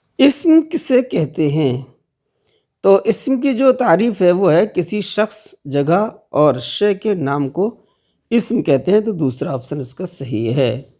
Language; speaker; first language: Urdu; native; Urdu